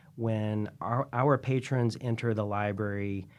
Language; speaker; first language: English; native; English